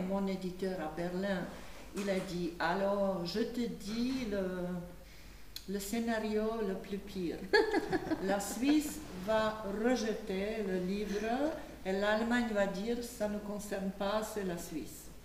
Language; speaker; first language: French; non-native, fluent; Slovak